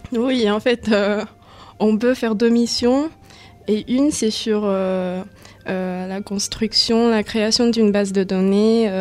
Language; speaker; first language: French; non-native, fluent; Chinese